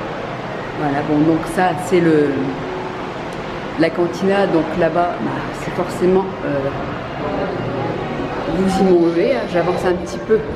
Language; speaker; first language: French; native; French